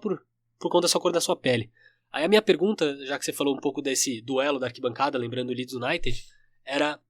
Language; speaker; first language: Portuguese; native; Portuguese